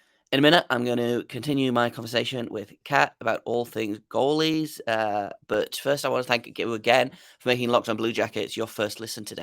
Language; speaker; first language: English; native; English